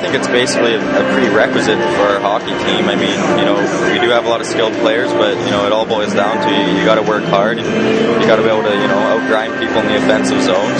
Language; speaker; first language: English; native; English